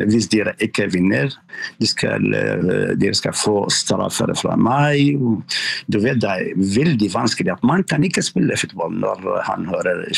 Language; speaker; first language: Norwegian; non-native, learner; Arabic